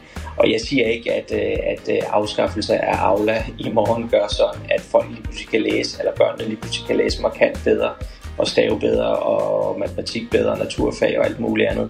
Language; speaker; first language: Danish; native; Danish